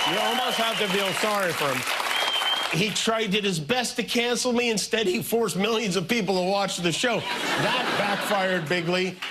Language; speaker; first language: English; native; English